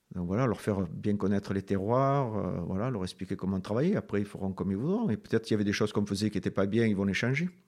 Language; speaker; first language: French; native; French